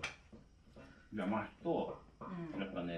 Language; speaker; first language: Japanese; native; Japanese